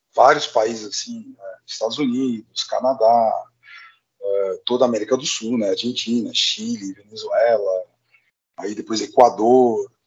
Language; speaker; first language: Portuguese; native; Portuguese